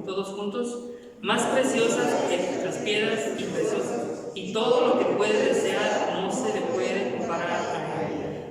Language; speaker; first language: Spanish; native; Spanish